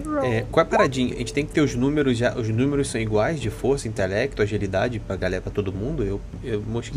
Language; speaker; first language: Portuguese; native; Portuguese